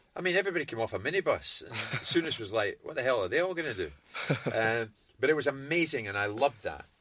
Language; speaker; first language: English; native; English